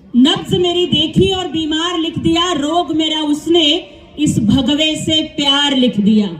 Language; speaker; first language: Hindi; non-native, local second language; Marathi